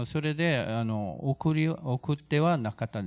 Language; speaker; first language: Japanese; non-native, fluent; Korean